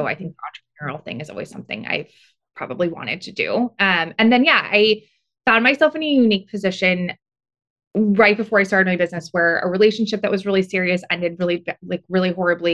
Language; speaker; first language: English; native; English